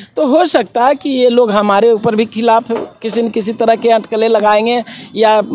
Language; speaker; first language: Hindi; native; Hindi